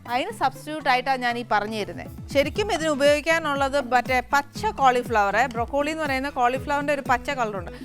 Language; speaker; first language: Malayalam; native; Malayalam